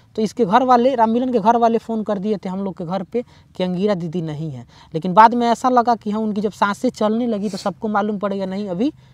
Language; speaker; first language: Hindi; native; Hindi